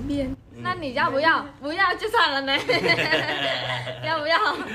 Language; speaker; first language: Chinese; non-native, learner; Vietnamese